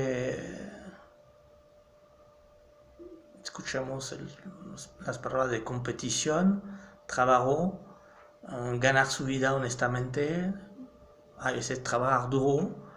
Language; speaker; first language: Spanish; non-native, fluent; French